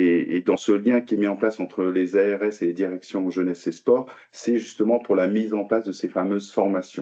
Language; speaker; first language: French; native; French